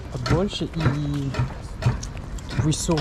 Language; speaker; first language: Russian; non-native, fluent; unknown